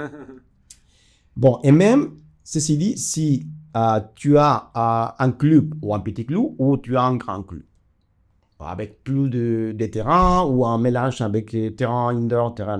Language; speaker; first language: French; non-native, fluent; Spanish